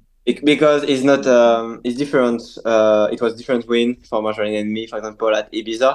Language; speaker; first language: English; non-native, learner; French